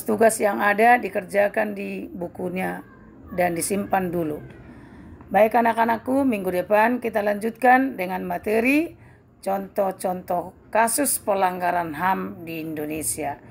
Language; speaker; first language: Indonesian; native; Indonesian